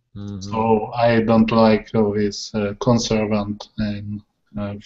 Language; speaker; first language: English; non-native, learner; Polish